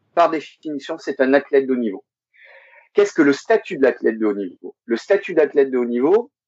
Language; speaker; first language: French; native; French